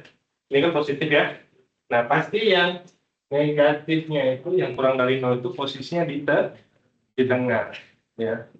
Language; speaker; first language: Indonesian; native; Indonesian